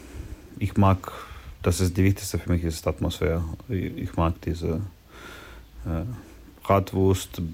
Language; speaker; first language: German; non-native, learner; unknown